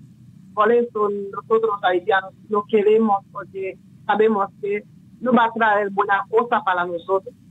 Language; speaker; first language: Spanish; non-native, local second language; Haitian Creole